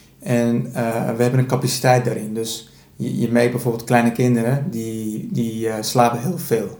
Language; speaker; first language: Dutch; early bilingual, other home language; Persian